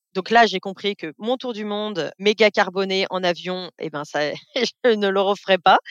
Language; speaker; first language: French; native; French